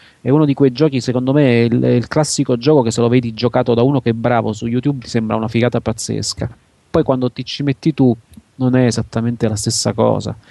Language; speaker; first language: Italian; native; Italian